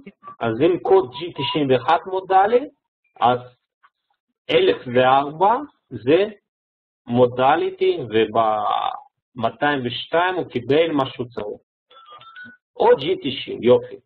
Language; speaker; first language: Hebrew; non-native, fluent; Russian